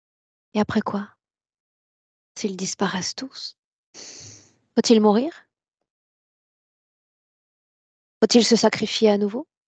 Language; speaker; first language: French; native; French